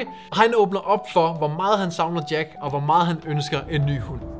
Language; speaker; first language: Danish; native; Danish